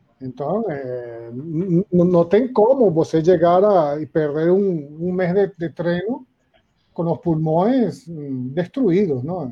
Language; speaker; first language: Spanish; non-native, learner; Portuguese